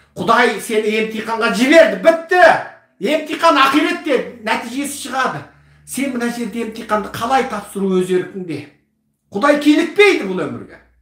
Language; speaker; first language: Kazakh; early bilingual, heritage; Kazakh